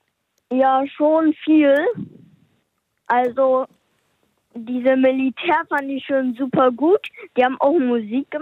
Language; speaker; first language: German; early bilingual, heritage; German